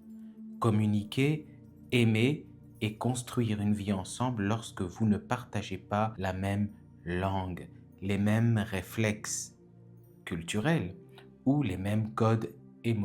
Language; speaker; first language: French; native; French